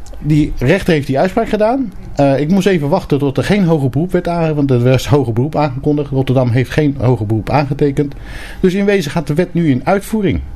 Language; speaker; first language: Dutch; early bilingual, other home language; Turkish